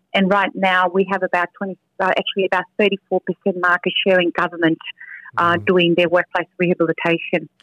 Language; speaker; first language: English; early bilingual, other home language; Spanish